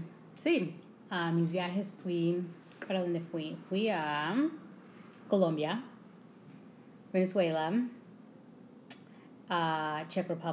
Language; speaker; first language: Spanish; early bilingual, heritage; English